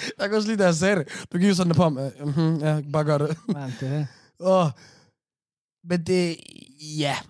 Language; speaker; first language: Danish; early bilingual, other home language; Somali